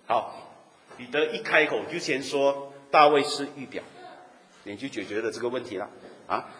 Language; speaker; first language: Chinese; native; Chinese